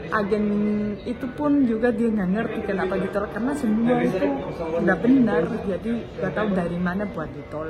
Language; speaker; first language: Indonesian; non-native, fluent; Spanish